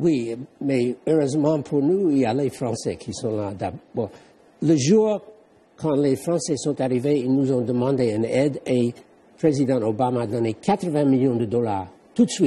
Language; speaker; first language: French; non-native, fluent; English